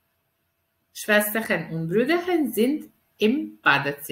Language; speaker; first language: German; non-native, fluent; Serbian